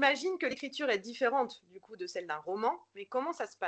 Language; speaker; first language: French; native; French